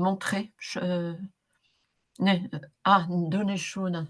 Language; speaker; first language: French; native; French